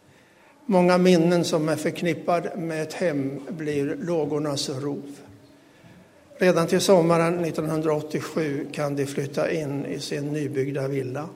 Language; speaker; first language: Swedish; native; Swedish